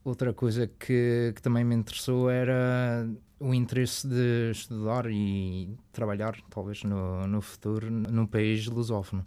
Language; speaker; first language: Portuguese; early bilingual, heritage; Portuguese